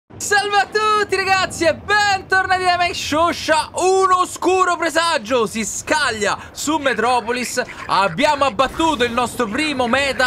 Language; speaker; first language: Italian; native; Italian